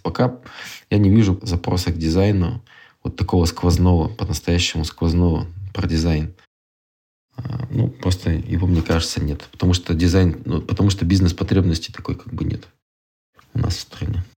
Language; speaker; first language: Russian; native; Russian